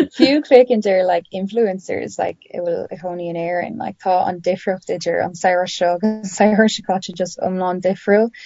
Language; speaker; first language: Irish; non-native, local second language; English